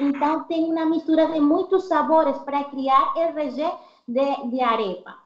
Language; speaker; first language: Portuguese; non-native, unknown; Spanish